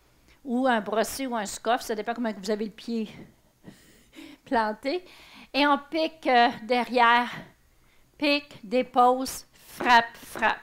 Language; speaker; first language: French; native; French